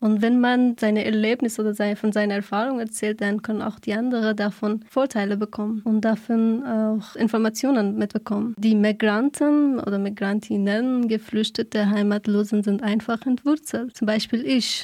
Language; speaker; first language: German; non-native, fluent; Persian